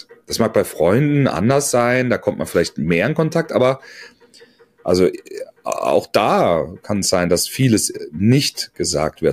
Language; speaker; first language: German; native; German